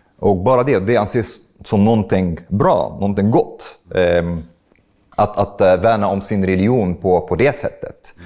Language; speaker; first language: Swedish; non-native, fluent; Arabic